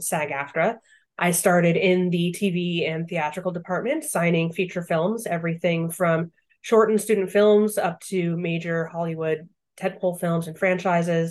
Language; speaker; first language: English; native; English